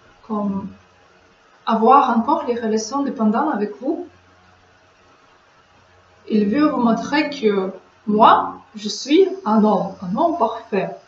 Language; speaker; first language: French; non-native, learner; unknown